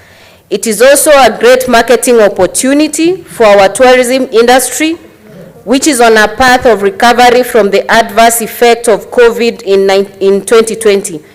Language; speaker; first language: English; non-native, local second language; Gusii